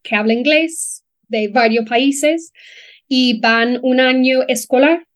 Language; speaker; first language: Spanish; non-native, fluent; English